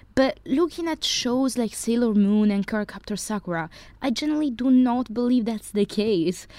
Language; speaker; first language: English; non-native, fluent; Italian